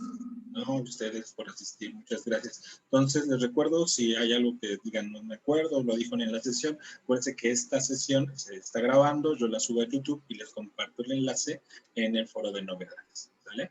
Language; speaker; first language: Spanish; native; Spanish